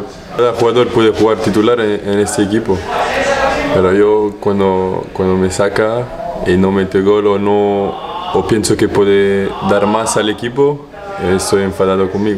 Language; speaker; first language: Spanish; non-native, learner; French